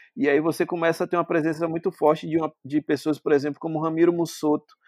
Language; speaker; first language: Portuguese; native; Portuguese